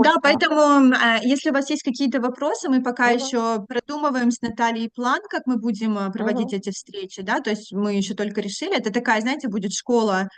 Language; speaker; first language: Russian; native; Russian